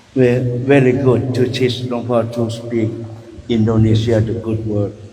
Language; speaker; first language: English; non-native, learner; Thai